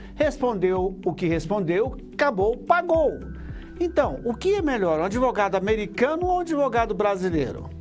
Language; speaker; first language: Portuguese; early bilingual, heritage; Portuguese